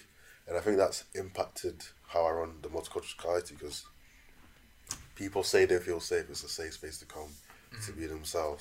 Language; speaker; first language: English; native; English